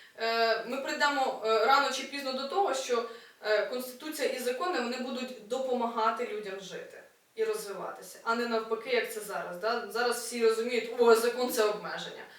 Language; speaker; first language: Ukrainian; non-native, local second language; Russian